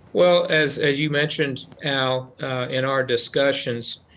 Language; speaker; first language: English; native; English